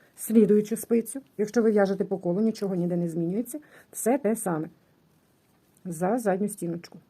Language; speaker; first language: Ukrainian; native; Ukrainian